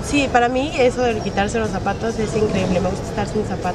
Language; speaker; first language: Spanish; native; Spanish